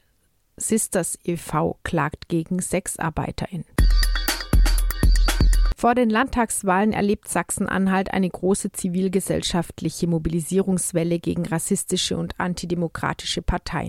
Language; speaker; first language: German; native; German